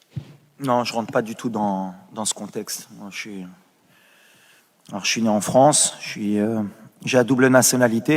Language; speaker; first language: French; native; French